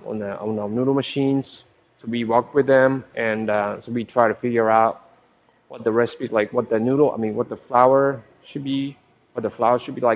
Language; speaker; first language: English; non-native, fluent; Japanese